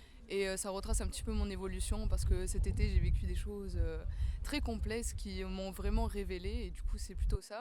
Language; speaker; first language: French; native; French